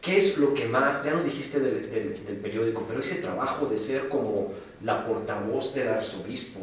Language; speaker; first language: Spanish; native; Spanish